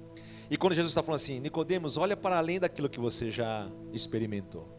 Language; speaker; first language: Portuguese; native; Portuguese